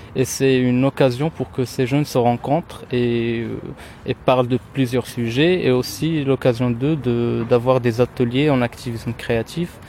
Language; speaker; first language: French; non-native, local second language; Arabic